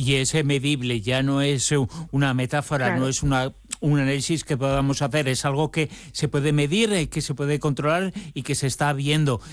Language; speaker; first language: Spanish; native; Spanish